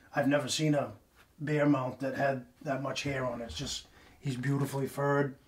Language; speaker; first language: English; native; English